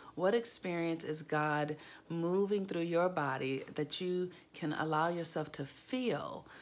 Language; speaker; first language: English; native; English